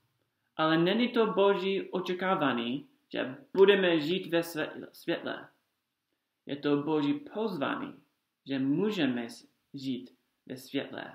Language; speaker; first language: Czech; non-native, fluent; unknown